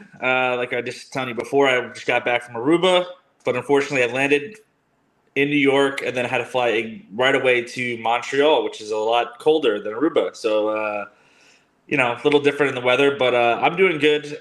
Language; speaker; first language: English; native; English